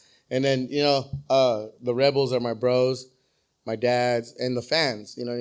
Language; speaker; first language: English; native; English